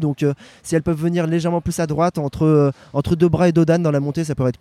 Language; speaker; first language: French; native; French